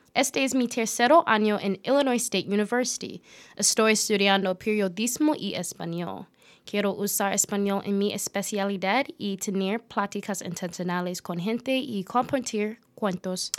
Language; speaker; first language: Spanish; non-native, learner; English